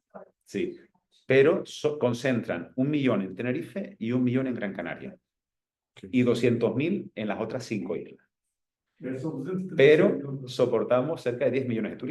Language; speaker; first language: Spanish; native; Spanish